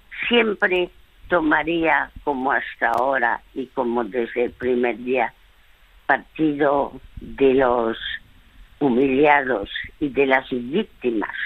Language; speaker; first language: Spanish; early bilingual, other home language; French